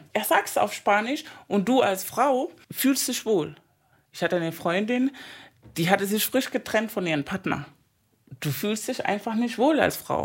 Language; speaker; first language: German; non-native, fluent; Spanish